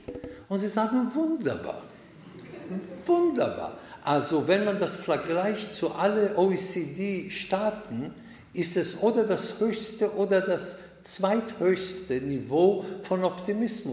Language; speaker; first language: German; non-native, fluent; Hebrew